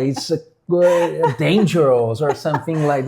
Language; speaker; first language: English; non-native, fluent; Portuguese